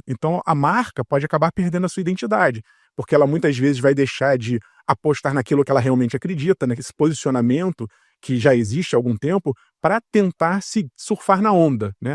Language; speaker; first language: Portuguese; native; Portuguese